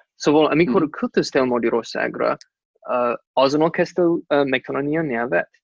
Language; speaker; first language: Hungarian; non-native, fluent; English